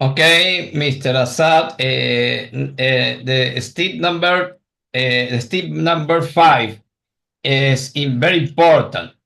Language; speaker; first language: English; non-native, learner; Spanish